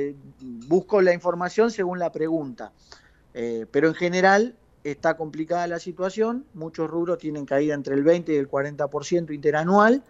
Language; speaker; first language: Spanish; native; Spanish